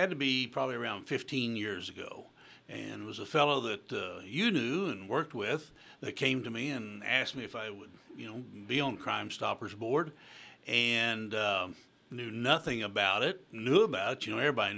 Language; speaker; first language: English; native; English